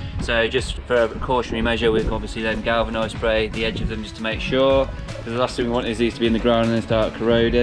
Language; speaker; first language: English; native; English